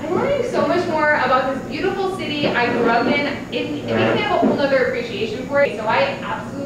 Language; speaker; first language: English; native; English